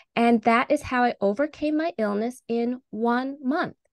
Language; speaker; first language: English; native; English